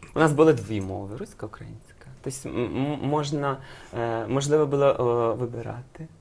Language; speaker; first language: Ukrainian; non-native, local second language; Russian